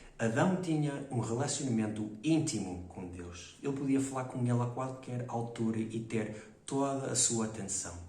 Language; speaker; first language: Portuguese; non-native, fluent; English